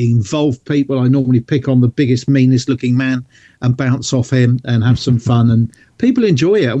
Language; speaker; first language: English; native; English